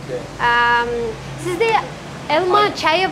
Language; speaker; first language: Turkish; non-native, learner; Kazakh